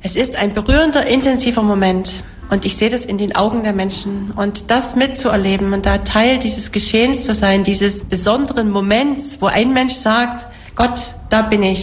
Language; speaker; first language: German; native; German